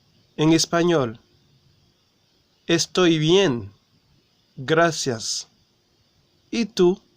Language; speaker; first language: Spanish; non-native, learner; Haitian Creole